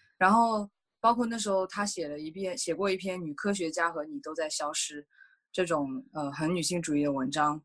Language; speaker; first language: Chinese; native; Chinese